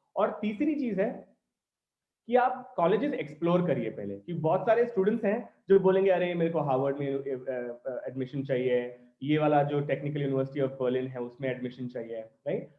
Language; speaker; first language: Hindi; non-native, local second language; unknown